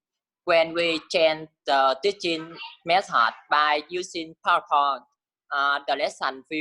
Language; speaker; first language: English; non-native, learner; Vietnamese